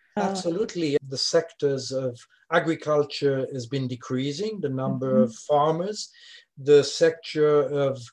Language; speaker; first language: English; non-native, fluent; French